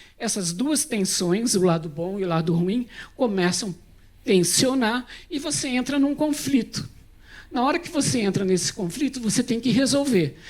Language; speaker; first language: Portuguese; native; Portuguese